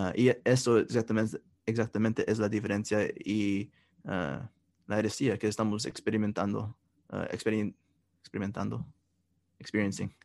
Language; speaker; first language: Spanish; non-native, fluent; English